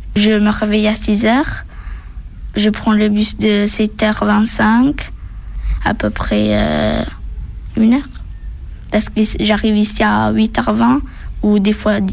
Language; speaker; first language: French; early bilingual, other home language; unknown